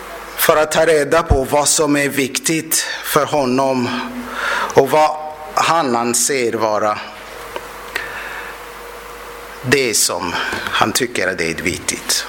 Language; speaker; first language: Swedish; non-native, fluent; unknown